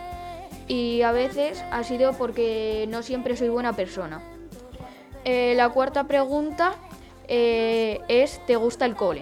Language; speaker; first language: Spanish; native; Spanish